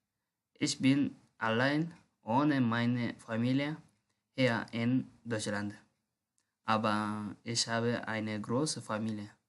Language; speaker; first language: German; non-native, learner; Tigrinya